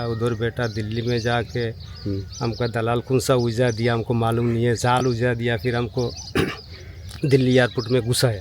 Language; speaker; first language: Hindi; non-native, learner; Bangla